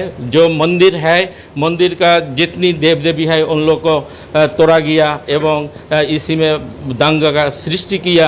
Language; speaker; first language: Hindi; non-native, local second language; Bangla